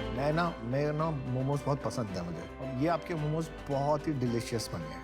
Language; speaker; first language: Hindi; native; Hindi